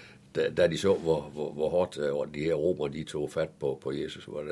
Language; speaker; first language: Danish; native; Danish